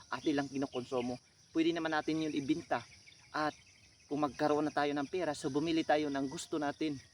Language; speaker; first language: Filipino; non-native, local second language; Cebuano